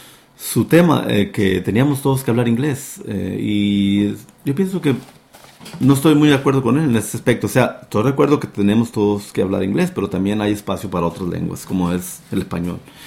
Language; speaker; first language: Spanish; native; Spanish